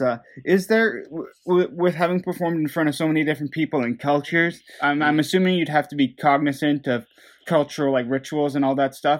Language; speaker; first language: English; non-native, fluent; Dutch